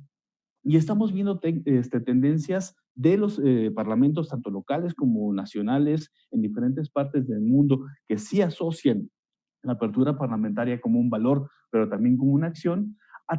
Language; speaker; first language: Spanish; native; Spanish